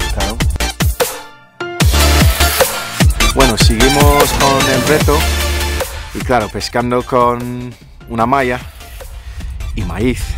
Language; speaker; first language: Spanish; non-native, fluent; English